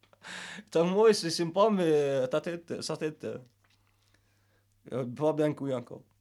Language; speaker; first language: French; non-native, learner; Arabic